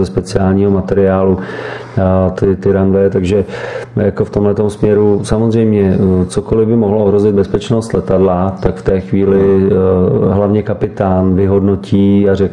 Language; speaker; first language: Czech; native; Czech